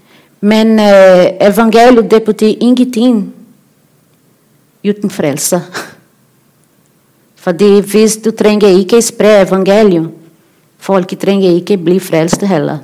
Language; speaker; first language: Norwegian; non-native, learner; Portuguese